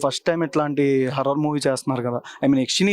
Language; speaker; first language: Telugu; native; Telugu